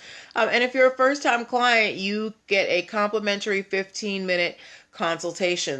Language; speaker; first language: English; native; English